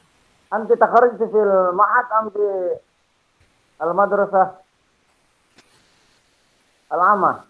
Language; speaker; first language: Arabic; non-native, fluent; Indonesian